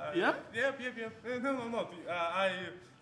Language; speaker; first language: English; non-native, learner; Ukrainian